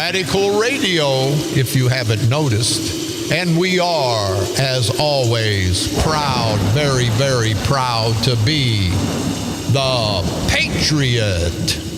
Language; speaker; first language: English; native; English